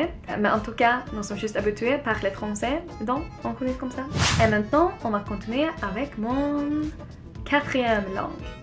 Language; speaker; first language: French; non-native, learner; Swedish